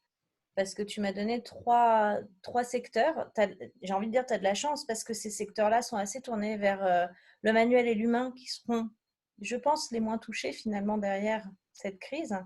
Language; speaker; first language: French; native; French